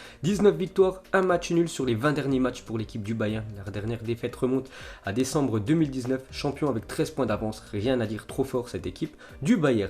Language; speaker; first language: French; native; French